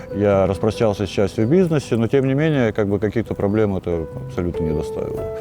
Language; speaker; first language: Russian; native; Russian